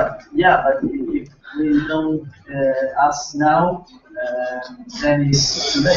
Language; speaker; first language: English; non-native, learner; Spanish